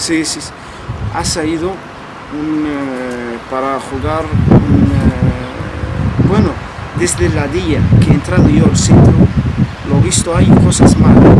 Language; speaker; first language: Spanish; non-native, learner; Arabic